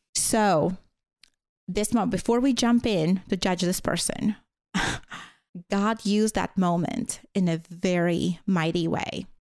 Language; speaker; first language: English; non-native, fluent; Latvian